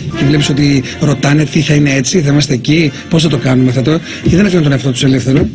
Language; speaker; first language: Greek; native; Greek